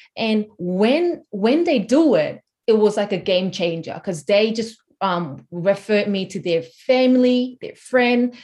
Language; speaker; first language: English; non-native, fluent; Korean